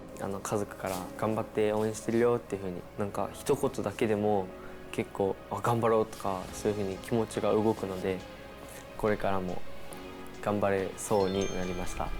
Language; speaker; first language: Japanese; native; Japanese